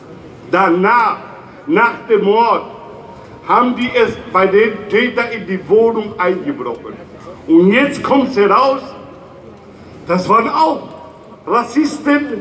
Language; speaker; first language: German; non-native, fluent; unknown